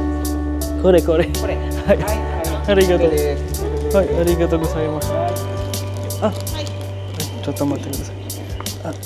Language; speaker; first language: Japanese; non-native, learner; Filipino